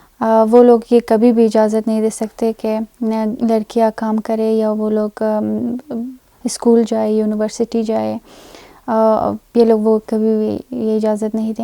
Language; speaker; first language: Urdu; non-native, fluent; Persian